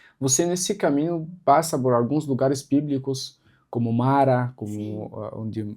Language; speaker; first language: Portuguese; non-native, local second language; Arabic